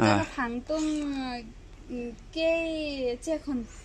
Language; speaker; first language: Chinese; non-native, learner; Nepali